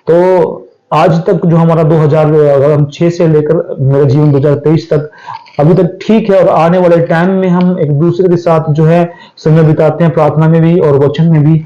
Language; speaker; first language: Hindi; native; Hindi